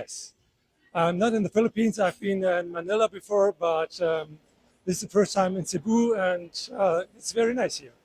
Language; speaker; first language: English; non-native, fluent; German